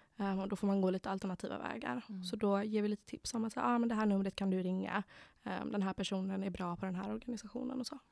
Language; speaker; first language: Swedish; early bilingual, other home language; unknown